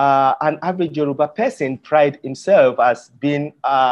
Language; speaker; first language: English; non-native, local second language; Yoruba